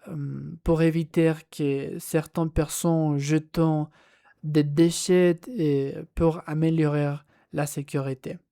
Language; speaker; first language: French; non-native, learner; Spanish